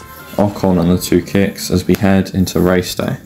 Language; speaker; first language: English; native; English